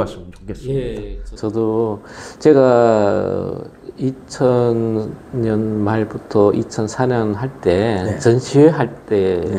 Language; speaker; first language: Korean; early bilingual, other home language; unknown